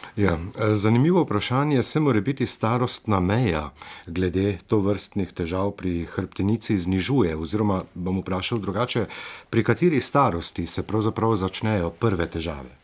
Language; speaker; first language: Slovenian; native; Slovenian